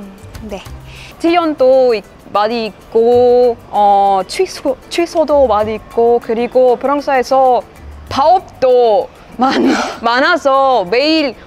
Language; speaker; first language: Korean; non-native, fluent; French